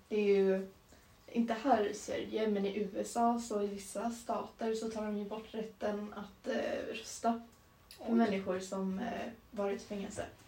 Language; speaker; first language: Swedish; native; Swedish